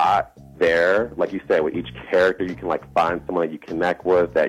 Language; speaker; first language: English; native; English